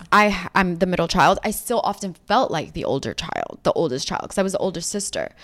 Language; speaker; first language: English; native; English